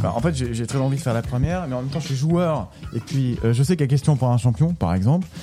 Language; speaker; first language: French; native; French